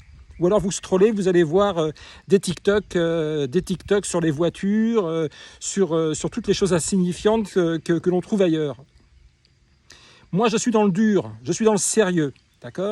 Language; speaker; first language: French; native; French